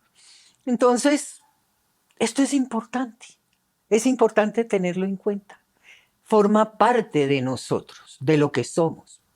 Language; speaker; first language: Spanish; native; Spanish